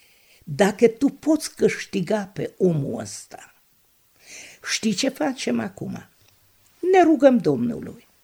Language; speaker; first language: Romanian; non-native, local second language; Hungarian